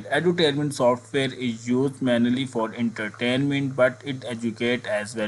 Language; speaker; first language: English; non-native, local second language; Urdu